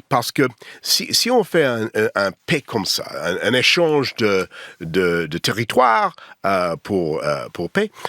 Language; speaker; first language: French; non-native, learner; English